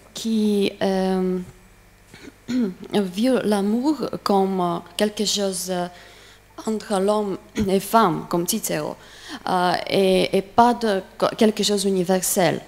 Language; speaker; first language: French; non-native, learner; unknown